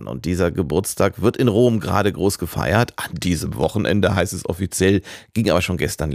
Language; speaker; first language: German; native; German